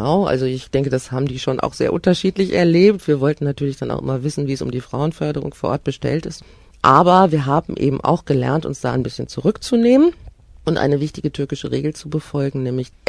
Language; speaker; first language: German; native; German